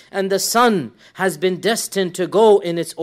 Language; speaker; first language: English; native; English